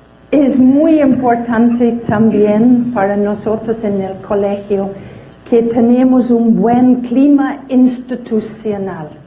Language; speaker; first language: Spanish; non-native, fluent; English